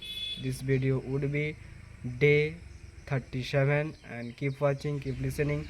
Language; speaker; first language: English; non-native, learner; Bangla